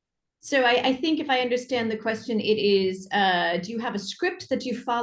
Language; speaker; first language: English; native; English